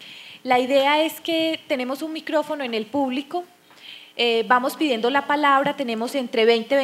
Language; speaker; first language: Spanish; native; Spanish